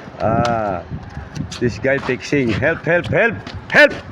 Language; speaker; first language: English; non-native, learner; Filipino